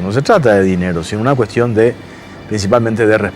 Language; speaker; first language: Spanish; native; Spanish